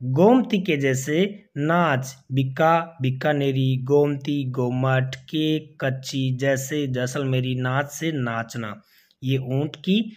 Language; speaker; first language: Hindi; native; Hindi